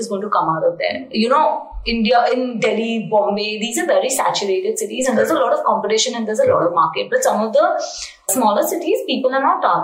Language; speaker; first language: English; non-native, local second language; Hindi